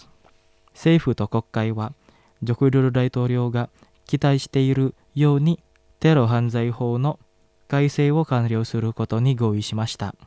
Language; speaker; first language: Japanese; non-native, fluent; Indonesian